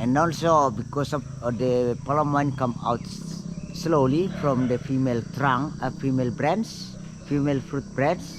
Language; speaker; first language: English; non-native, fluent; Indonesian